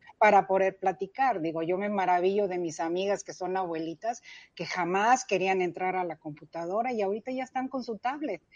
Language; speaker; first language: Spanish; early bilingual, other home language; Cantonese